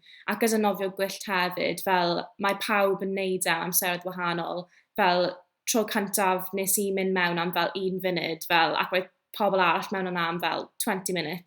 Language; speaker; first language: Welsh; non-native, local second language; English